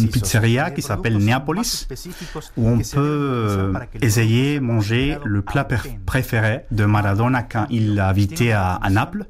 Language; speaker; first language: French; non-native, fluent; Spanish